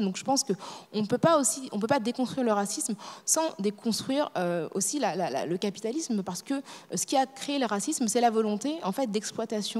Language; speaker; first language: French; native; French